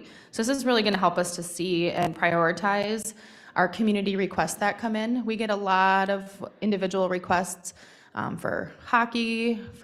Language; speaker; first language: English; native; English